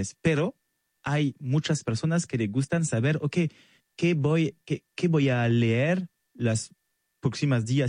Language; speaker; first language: Spanish; non-native, learner; French